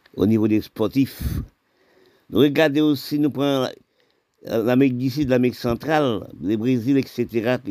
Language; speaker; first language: French; non-native, local second language; Haitian Creole